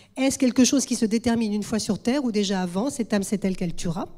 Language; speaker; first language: French; native; French